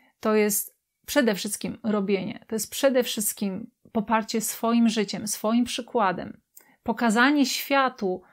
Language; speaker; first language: Polish; native; Polish